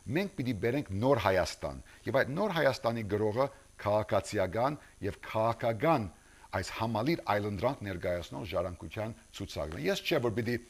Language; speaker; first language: Armenian; early bilingual, heritage; Armenian